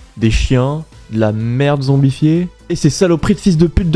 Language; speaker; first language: French; native; French